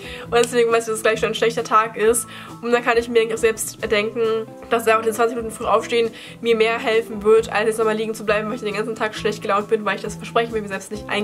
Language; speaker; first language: German; native; German